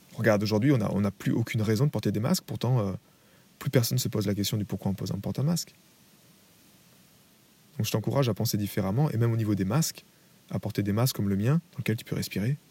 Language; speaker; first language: French; native; French